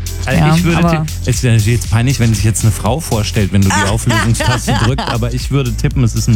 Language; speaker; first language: German; native; German